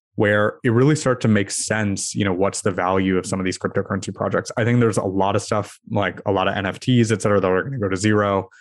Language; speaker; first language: English; early bilingual, other home language; Hindi